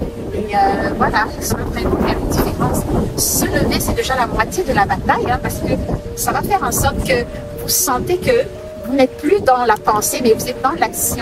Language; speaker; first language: French; native; French